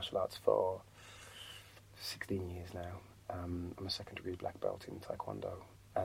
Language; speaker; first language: English; native; English